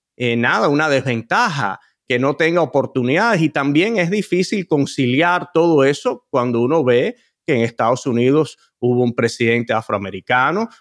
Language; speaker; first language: Spanish; early bilingual, heritage; Spanish